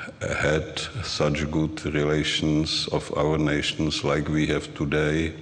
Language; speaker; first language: English; non-native, learner; Czech